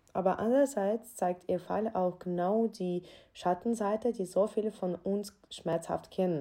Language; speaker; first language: German; non-native, fluent; Ukrainian